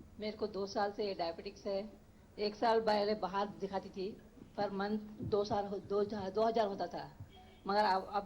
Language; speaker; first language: Hindi; non-native, local second language; Tamil